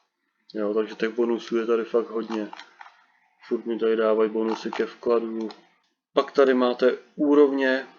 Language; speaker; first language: Czech; native; Czech